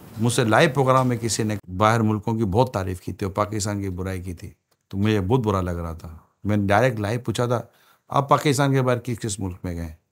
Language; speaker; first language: Urdu; native; Urdu